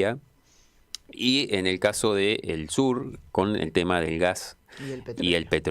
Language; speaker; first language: Spanish; native; Spanish